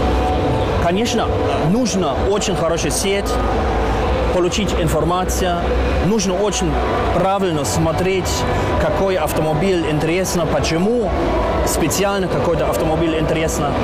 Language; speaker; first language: Russian; non-native, learner; German